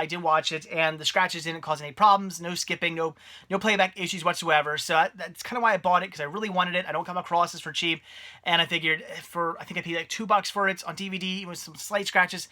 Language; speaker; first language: English; native; English